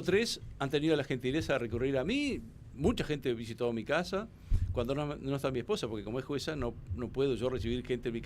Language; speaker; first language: Spanish; native; Spanish